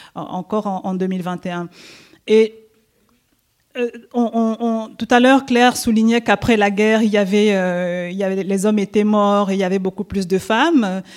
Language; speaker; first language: French; native; French